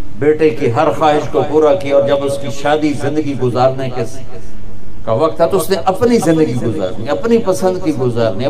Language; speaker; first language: Urdu; non-native, local second language; Punjabi